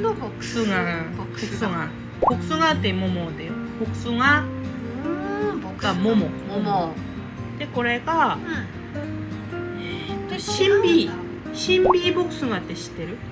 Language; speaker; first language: Japanese; non-native, fluent; Korean